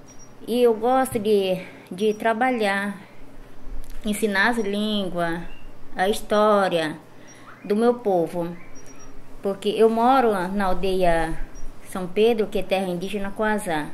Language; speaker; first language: Portuguese; non-native, local second language; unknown